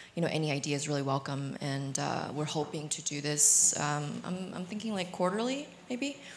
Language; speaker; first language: English; early bilingual, other home language; Chinese